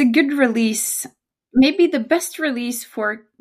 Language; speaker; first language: English; non-native, fluent; Norwegian